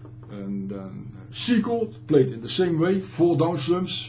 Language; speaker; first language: English; non-native, fluent; Dutch